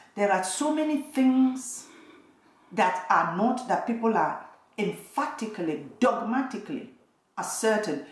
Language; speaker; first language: English; non-native, local second language; Igbo